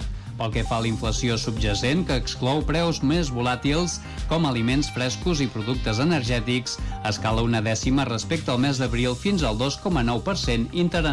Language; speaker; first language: Catalan; native; Catalan